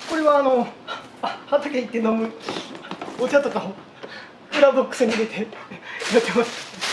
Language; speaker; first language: Japanese; native; Japanese